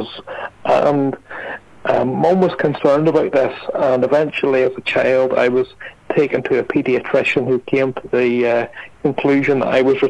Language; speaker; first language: English; native; English